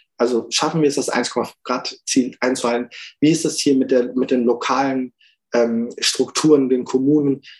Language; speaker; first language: German; early bilingual, other home language; Turkish